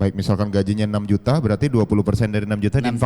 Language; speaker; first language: Indonesian; native; Indonesian